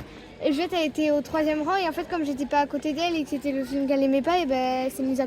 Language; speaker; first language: French; native; French